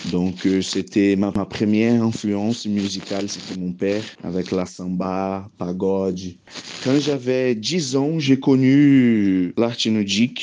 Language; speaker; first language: French; non-native, fluent; Portuguese